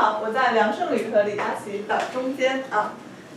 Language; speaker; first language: Chinese; non-native, fluent; English